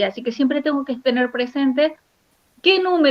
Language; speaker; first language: Spanish; native; Spanish